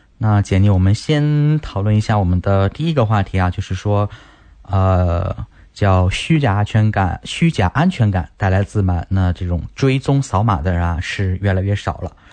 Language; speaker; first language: Chinese; native; Chinese